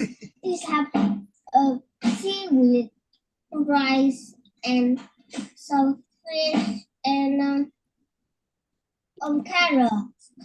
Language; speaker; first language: English; non-native, learner; Vietnamese